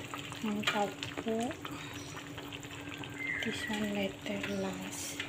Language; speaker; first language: English; non-native, learner; Indonesian